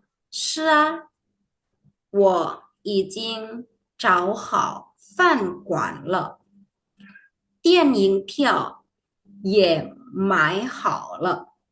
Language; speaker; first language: Chinese; non-native, fluent; Indonesian